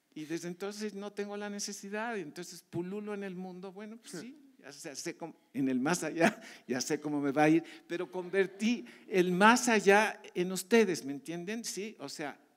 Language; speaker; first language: Spanish; native; Spanish